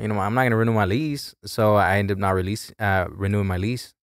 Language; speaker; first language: English; early bilingual, other home language; Spanish